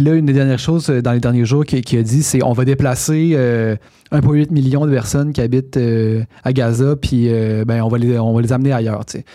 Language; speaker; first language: French; native; French